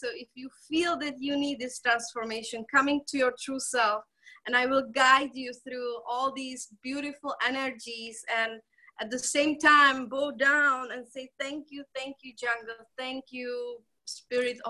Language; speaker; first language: English; non-native, fluent; Czech